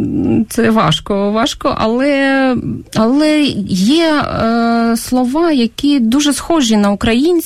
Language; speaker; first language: Ukrainian; non-native, local second language; Russian